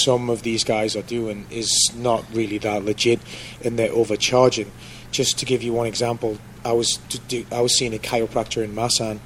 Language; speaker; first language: English; native; English